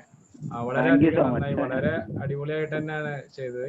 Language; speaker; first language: Malayalam; native; Malayalam